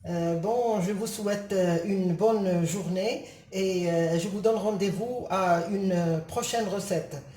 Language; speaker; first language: French; non-native, local second language; Arabic